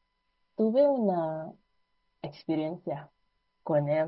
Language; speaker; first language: Spanish; non-native, fluent; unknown